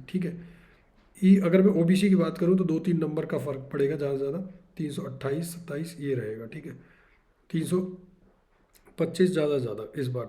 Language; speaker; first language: Hindi; native; Hindi